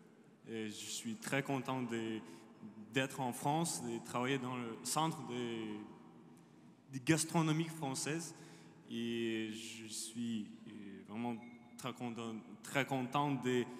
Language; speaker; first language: French; non-native, learner; Ukrainian